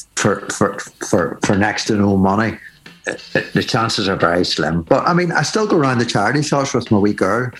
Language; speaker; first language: English; native; English